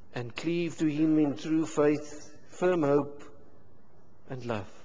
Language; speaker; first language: English; non-native, local second language; Afrikaans